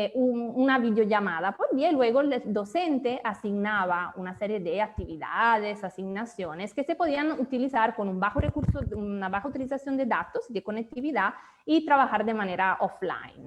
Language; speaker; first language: Spanish; native; Spanish